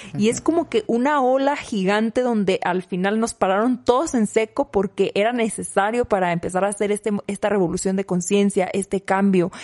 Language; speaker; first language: Spanish; native; Spanish